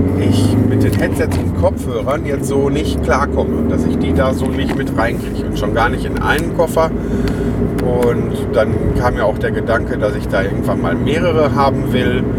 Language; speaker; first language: German; native; German